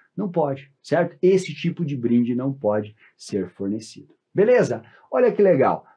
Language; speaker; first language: Portuguese; native; Portuguese